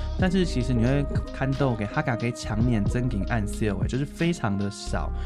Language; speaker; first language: Chinese; native; Chinese